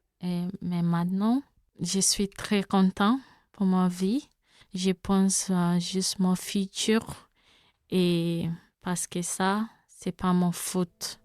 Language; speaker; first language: French; non-native, learner; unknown